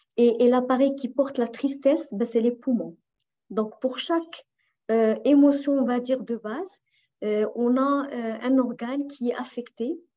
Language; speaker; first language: French; non-native, local second language; Arabic